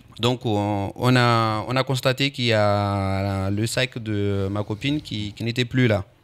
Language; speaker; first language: French; non-native, local second language; Comorian